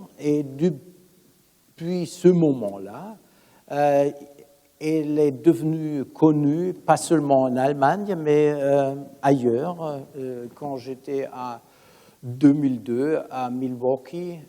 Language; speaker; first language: French; non-native, fluent; German